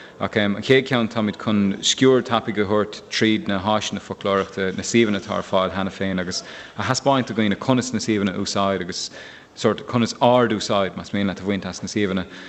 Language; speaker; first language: Irish; native; Irish